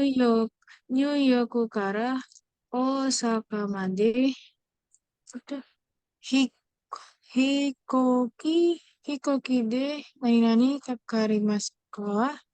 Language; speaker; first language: Japanese; non-native, learner; Indonesian